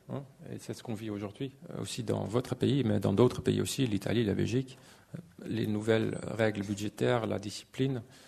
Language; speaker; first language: French; non-native, fluent; Dutch